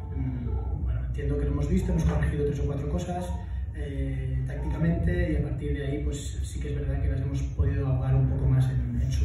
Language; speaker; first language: Spanish; non-native, local second language; Catalan